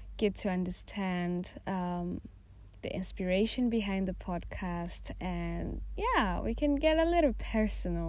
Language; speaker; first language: English; non-native, local second language; Swahili